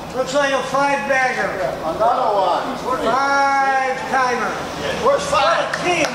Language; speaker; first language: English; native; English